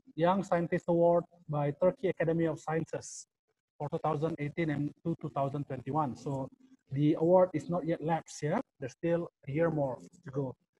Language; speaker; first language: English; non-native, fluent; Indonesian